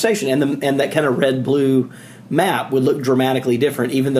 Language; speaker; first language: English; native; English